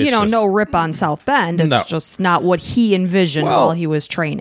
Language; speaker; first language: English; native; English